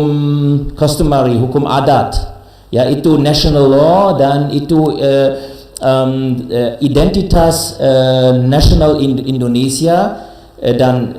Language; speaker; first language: Indonesian; non-native, learner; German